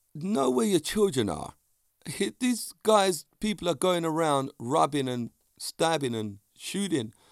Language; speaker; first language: English; native; English